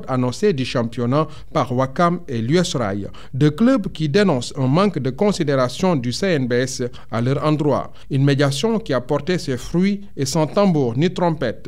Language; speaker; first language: French; non-native, local second language; Wolof